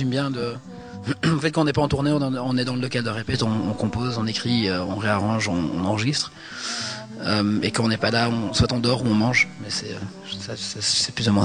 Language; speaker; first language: French; early bilingual, other home language; English